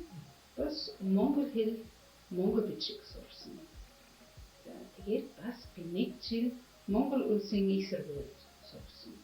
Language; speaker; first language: Mongolian; non-native, fluent; German